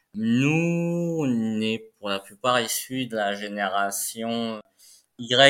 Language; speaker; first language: French; native; French